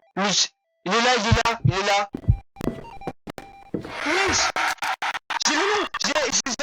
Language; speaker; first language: French; native; French